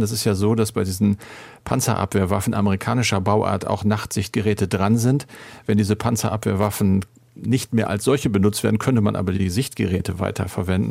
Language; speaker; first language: German; native; German